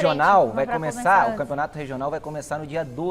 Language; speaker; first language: Portuguese; native; Portuguese